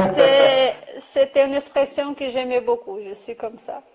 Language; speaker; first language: French; non-native, fluent; Portuguese